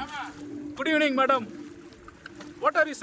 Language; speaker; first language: English; non-native, local second language; Tamil